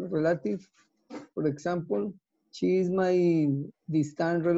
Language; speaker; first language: English; non-native, learner; Spanish